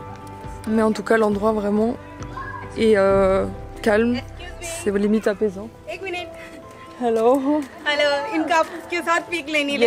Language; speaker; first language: French; native; French